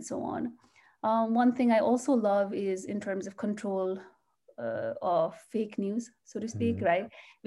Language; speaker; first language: English; non-native, local second language; Nepali